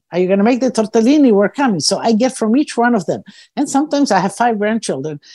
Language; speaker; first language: English; early bilingual, other home language; Croatian